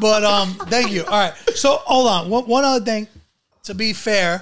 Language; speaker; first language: English; early bilingual, other home language; Italian